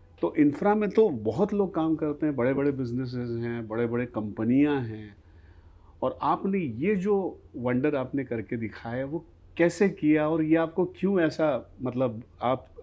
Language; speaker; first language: Hindi; non-native, local second language; Marathi